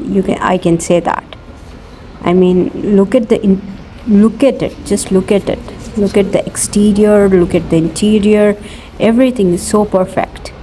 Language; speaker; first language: English; non-native, fluent; Hindi